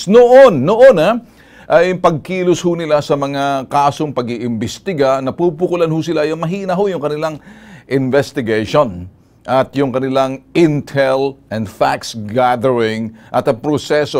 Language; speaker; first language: Filipino; native; Filipino